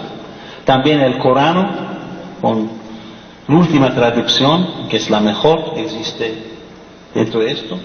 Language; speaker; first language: Spanish; non-native, fluent; Persian